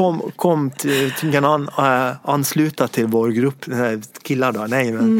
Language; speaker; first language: Swedish; non-native, fluent; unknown